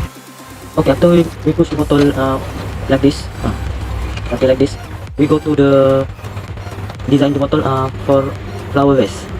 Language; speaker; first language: English; non-native, local second language; Malay